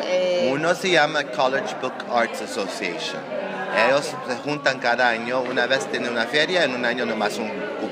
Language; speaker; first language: Spanish; non-native, learner; English